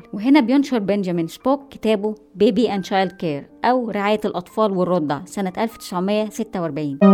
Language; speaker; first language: Arabic; native; Arabic